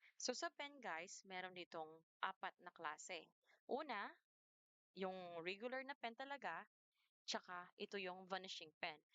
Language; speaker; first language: Filipino; non-native, local second language; Cebuano